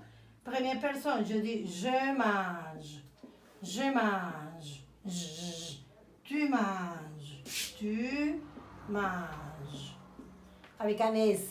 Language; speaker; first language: French; non-native, fluent; Spanish